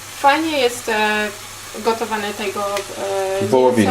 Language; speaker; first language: Polish; non-native, learner; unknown